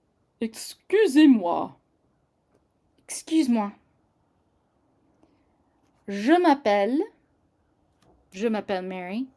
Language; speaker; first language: French; non-native, fluent; English